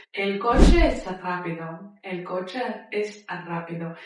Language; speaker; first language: Spanish; non-native, fluent; Ukrainian